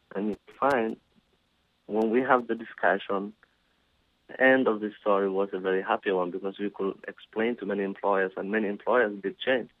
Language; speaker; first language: English; non-native, fluent; Somali